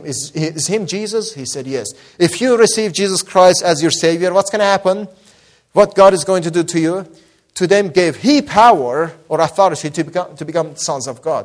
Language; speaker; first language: English; non-native, fluent; Persian